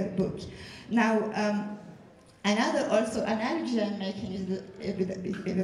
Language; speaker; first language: English; non-native, fluent; French